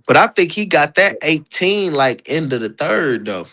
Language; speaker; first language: English; native; English